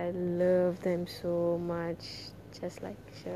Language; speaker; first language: English; non-native, local second language; Tamil